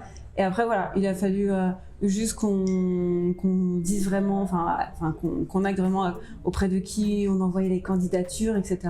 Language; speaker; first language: French; native; French